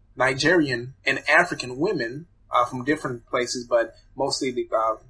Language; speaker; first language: English; early bilingual, other home language; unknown